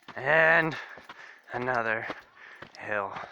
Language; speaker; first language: English; native; English